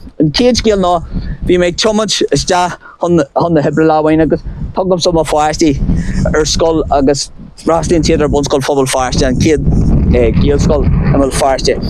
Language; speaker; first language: Irish; non-native, local second language; English